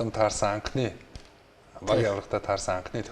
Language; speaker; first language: Mongolian; native; Mongolian